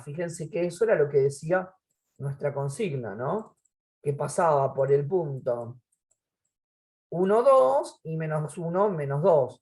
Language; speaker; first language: Spanish; native; Spanish